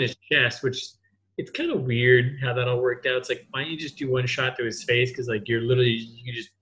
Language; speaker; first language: English; native; English